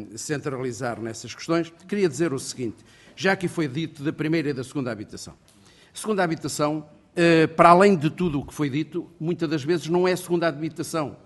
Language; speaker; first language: Portuguese; native; Portuguese